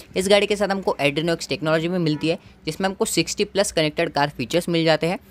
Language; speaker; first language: Hindi; non-native, local second language; Marathi